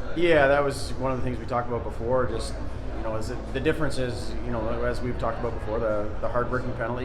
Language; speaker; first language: English; native; English